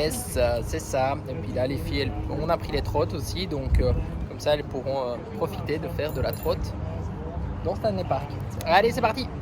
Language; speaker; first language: French; native; French